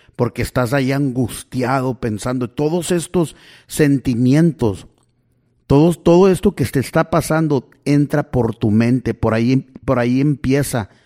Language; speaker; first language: Spanish; early bilingual, heritage; Spanish